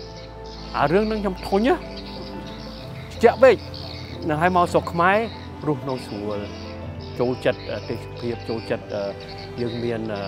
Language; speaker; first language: Khmer; early bilingual, heritage; Khmer